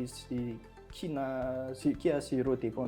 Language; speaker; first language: French; non-native, local second language; Malagasy